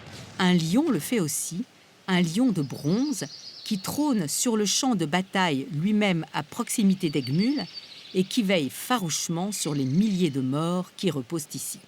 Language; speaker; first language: French; native; French